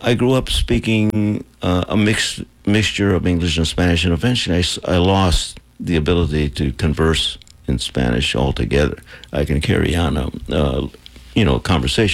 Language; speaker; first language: English; non-native, local second language; Spanish